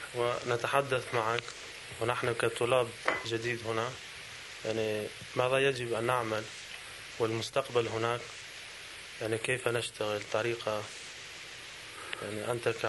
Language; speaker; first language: Arabic; non-native, learner; Albanian